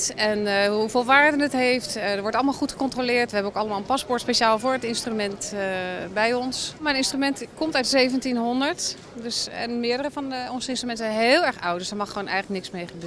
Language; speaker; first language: Dutch; native; Dutch